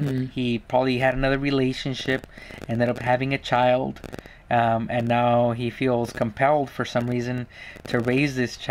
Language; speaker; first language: English; native; English